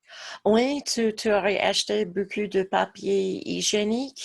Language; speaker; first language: French; non-native, fluent; English